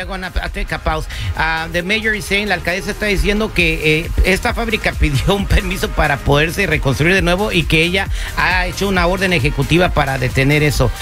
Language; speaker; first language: Spanish; early bilingual, heritage; Spanish